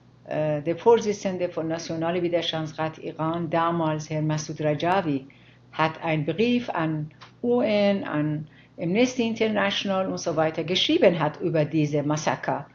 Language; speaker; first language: German; non-native, fluent; Persian